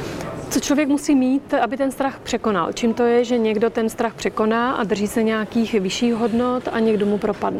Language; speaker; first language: Czech; native; Czech